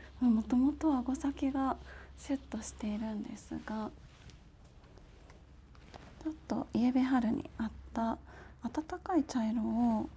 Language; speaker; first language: Japanese; native; Japanese